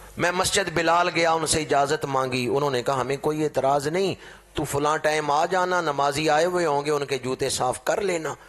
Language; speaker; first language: Urdu; non-native, local second language; Punjabi